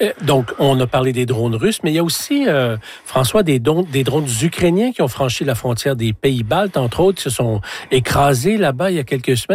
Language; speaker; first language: French; native; French